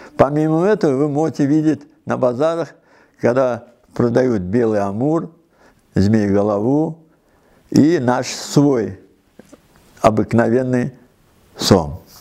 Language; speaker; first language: Russian; non-native, local second language; Uzbek